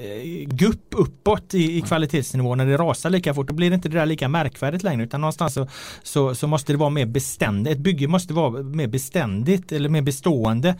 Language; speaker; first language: Swedish; native; Swedish